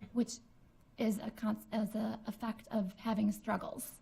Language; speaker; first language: English; native; English